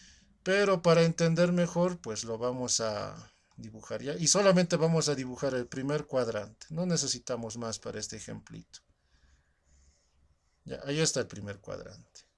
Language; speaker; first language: Spanish; native; Spanish